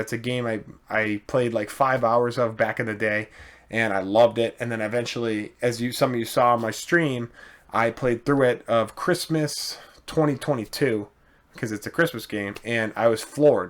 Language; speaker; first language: English; native; English